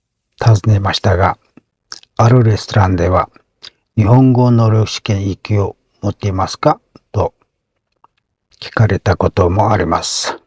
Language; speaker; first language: Japanese; non-native, fluent; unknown